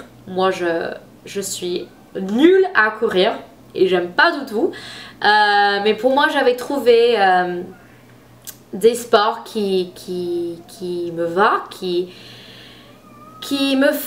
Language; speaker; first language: French; non-native, fluent; English